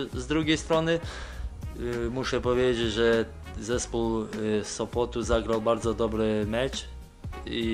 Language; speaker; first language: Polish; non-native, fluent; Lithuanian